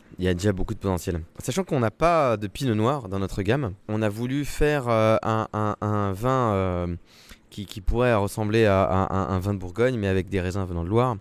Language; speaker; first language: French; native; French